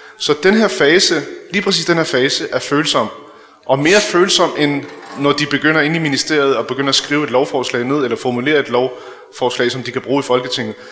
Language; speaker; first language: Danish; early bilingual, other home language; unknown